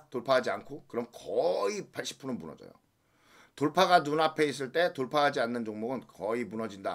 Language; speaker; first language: Korean; native; Korean